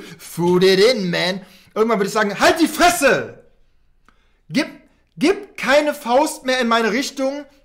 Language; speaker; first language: German; native; German